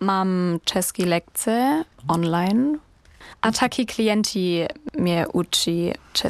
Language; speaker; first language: Czech; non-native, learner; German